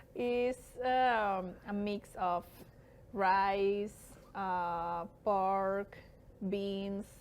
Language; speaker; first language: English; non-native, fluent; Spanish